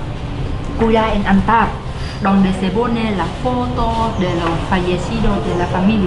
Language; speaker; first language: Spanish; non-native, learner; Vietnamese